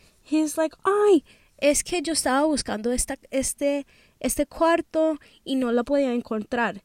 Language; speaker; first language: Spanish; early bilingual, heritage; Spanish